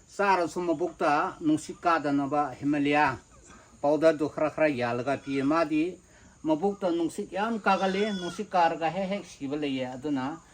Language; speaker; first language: Manipuri; non-native, local second language; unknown